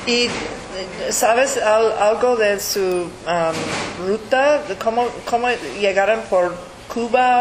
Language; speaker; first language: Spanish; early bilingual, heritage; English